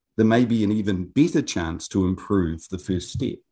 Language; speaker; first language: English; native; English